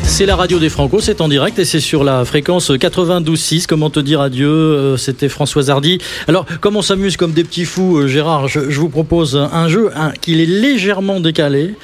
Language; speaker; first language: French; native; French